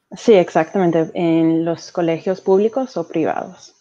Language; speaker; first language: Spanish; early bilingual, heritage; Spanish